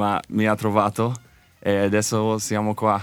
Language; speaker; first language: Italian; non-native, learner; English